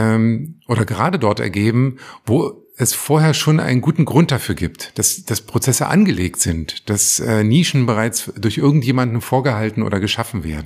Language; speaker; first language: German; native; German